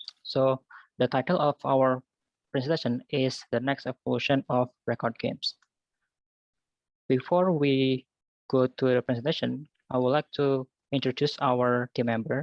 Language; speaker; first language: English; non-native, learner; Indonesian